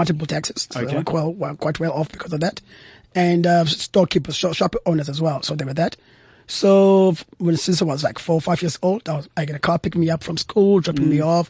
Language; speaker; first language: English; non-native, local second language; Xhosa